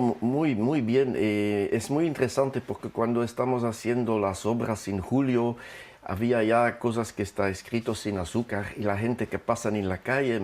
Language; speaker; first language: Spanish; non-native, fluent; French